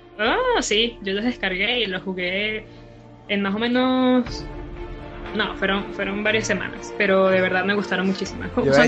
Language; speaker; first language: Spanish; native; Spanish